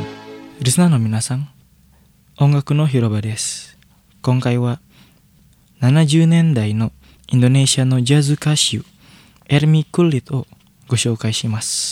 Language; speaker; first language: Japanese; non-native, fluent; Indonesian